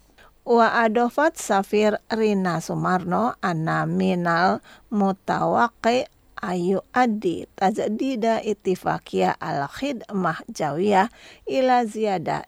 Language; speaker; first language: Arabic; non-native, fluent; Indonesian